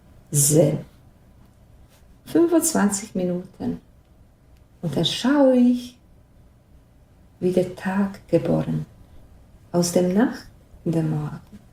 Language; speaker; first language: German; non-native, fluent; Bosnian